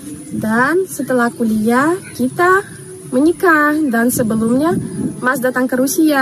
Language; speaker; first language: Indonesian; non-native, fluent; Russian